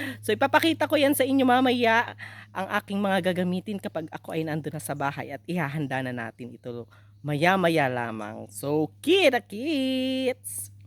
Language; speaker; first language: Filipino; native; Filipino